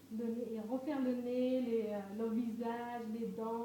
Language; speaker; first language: French; non-native, fluent; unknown